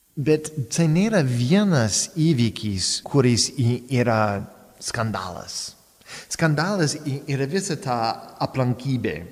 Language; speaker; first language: Lithuanian; non-native, fluent; English